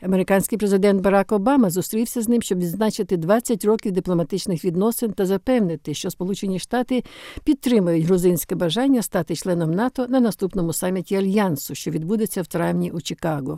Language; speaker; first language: Ukrainian; native; Ukrainian